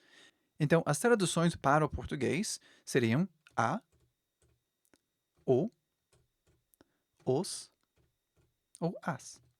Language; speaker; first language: Portuguese; non-native, fluent; English